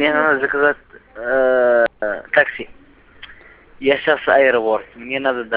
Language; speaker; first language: Russian; non-native, learner; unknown